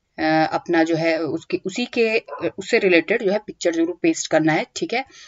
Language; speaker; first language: Hindi; native; Hindi